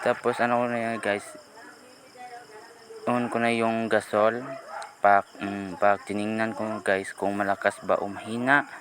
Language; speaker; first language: Filipino; non-native, local second language; Cebuano